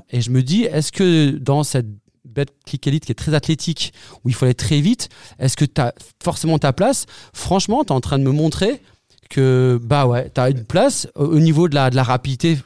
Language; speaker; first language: French; native; French